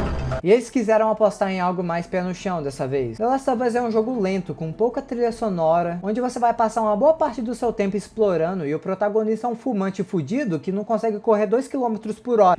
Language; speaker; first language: Portuguese; native; Portuguese